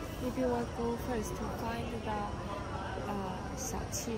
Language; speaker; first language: English; non-native, learner; Chinese